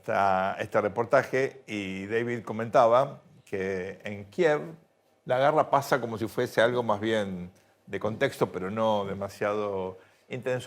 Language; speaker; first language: Spanish; native; Spanish